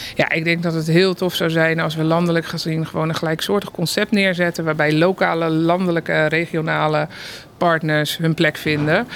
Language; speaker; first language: Dutch; native; Dutch